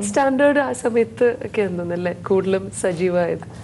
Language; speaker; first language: Malayalam; native; Malayalam